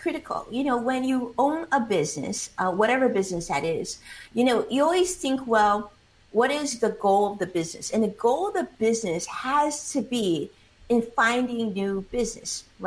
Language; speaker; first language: English; early bilingual, other home language; Chinese